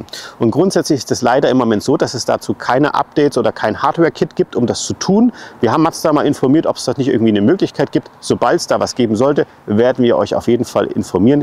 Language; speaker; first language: German; native; German